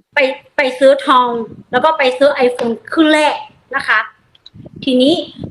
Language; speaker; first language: Thai; non-native, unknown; Burmese